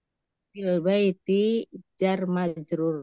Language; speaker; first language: Arabic; non-native, learner; Indonesian